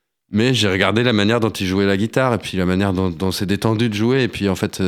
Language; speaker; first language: French; native; French